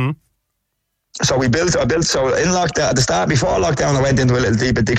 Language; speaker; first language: English; native; English